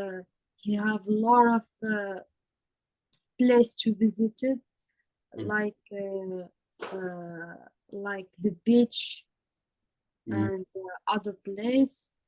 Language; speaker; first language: English; non-native, learner; Arabic